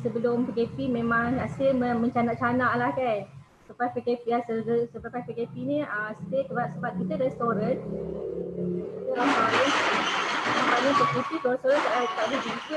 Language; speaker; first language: Malay; native; Malay